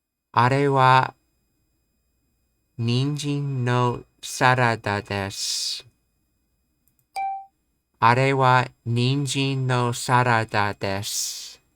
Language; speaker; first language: Japanese; non-native, learner; English